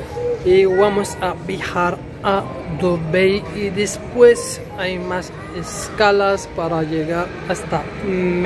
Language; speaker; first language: Spanish; non-native, learner; Urdu